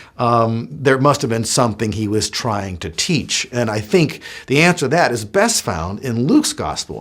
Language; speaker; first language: English; native; English